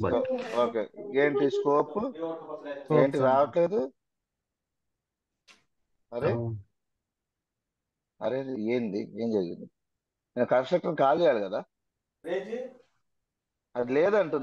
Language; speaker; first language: Telugu; native; Telugu